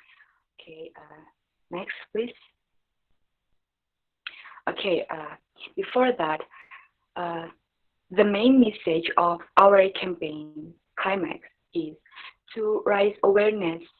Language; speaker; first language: English; non-native, local second language; Indonesian